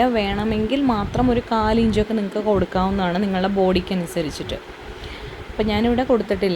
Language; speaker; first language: Malayalam; native; Malayalam